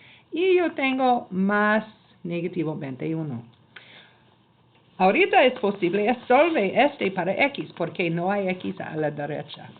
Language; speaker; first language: Spanish; non-native, learner; English